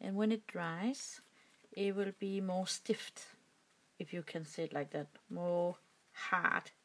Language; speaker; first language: English; non-native, learner; Danish